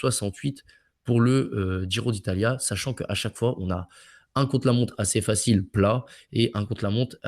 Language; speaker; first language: French; native; French